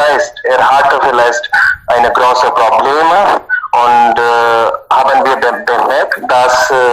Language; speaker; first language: German; non-native, learner; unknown